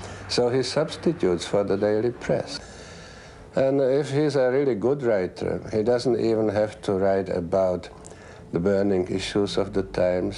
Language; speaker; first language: English; non-native, fluent; Czech